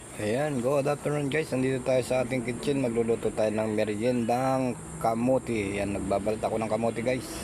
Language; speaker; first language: Filipino; native; Filipino